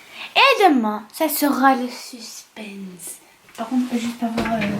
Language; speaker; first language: French; native; French